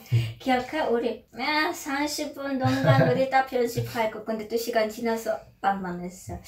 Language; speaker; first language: Korean; non-native, learner; Polish